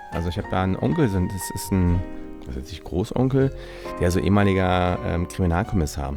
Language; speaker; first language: German; native; German